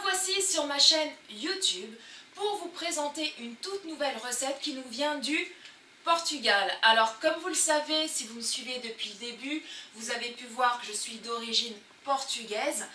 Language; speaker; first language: French; early bilingual, other home language; Portuguese